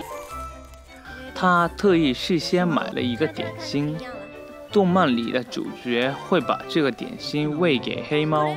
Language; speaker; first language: Chinese; native; Chinese